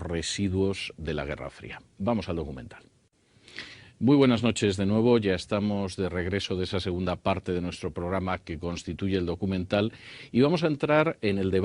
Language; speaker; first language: Spanish; native; Spanish